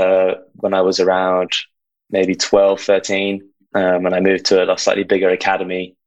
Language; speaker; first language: English; native; English